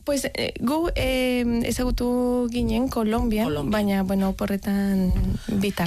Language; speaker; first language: Basque; non-native, learner; Spanish